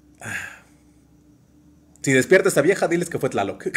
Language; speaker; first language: Spanish; native; Spanish